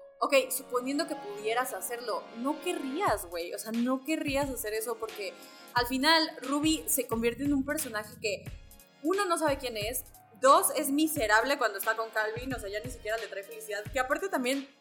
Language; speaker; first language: Spanish; native; Spanish